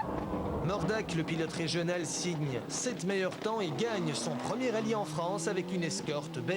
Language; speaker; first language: French; native; French